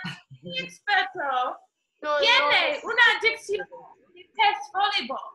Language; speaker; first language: Spanish; non-native, learner; English